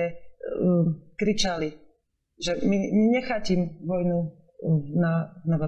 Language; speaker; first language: Russian; non-native, learner; Slovak